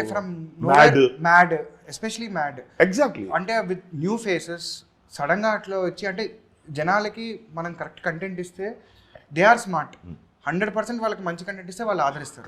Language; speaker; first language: Telugu; native; Telugu